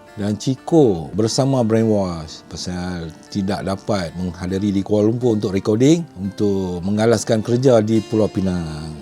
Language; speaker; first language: Malay; native; Malay